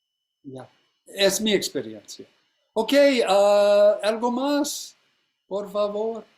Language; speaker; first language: Spanish; non-native, fluent; English